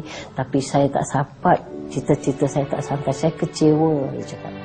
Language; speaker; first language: Malay; native; Malay